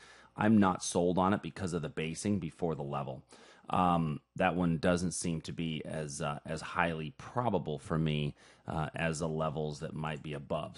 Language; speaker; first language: English; native; English